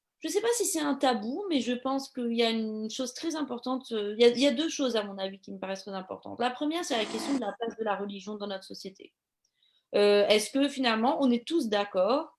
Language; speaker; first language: French; native; French